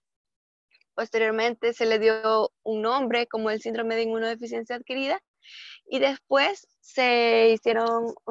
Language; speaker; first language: Spanish; native; Spanish